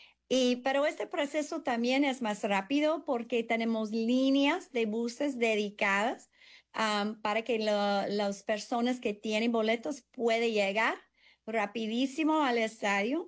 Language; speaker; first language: Spanish; non-native, fluent; English